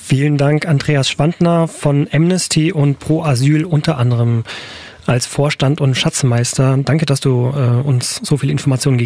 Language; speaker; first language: German; native; German